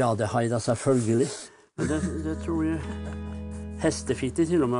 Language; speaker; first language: Norwegian; native; Norwegian